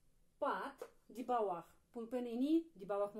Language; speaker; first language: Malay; non-native, fluent; Russian